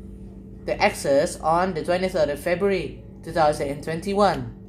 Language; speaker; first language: English; non-native, learner; Indonesian